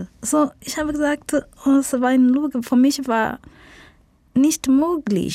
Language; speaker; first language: German; non-native, learner; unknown